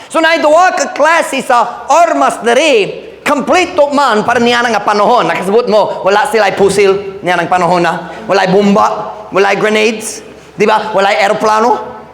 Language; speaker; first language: Cebuano; non-native, fluent; English